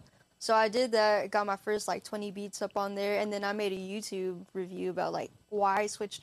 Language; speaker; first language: English; native; English